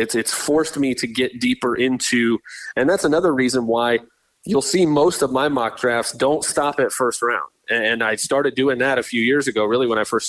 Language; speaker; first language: English; native; English